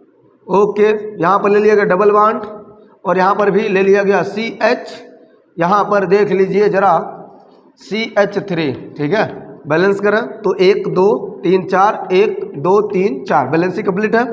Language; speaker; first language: Hindi; native; Hindi